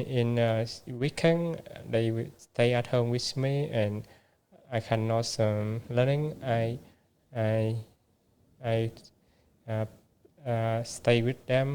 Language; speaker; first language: English; non-native, learner; Vietnamese